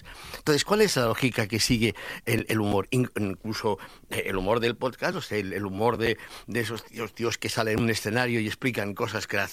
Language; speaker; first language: Spanish; native; Spanish